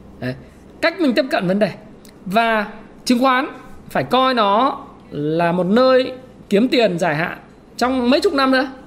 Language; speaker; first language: Vietnamese; native; Vietnamese